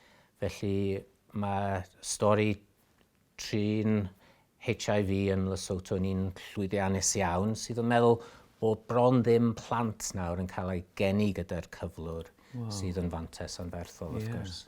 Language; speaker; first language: Welsh; native; Welsh